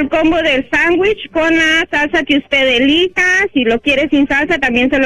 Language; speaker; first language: Spanish; native; Spanish